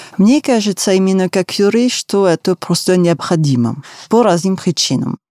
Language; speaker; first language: Russian; non-native, fluent; French